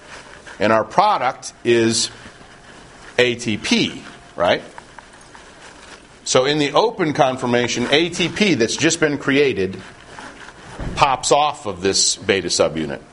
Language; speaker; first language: English; native; English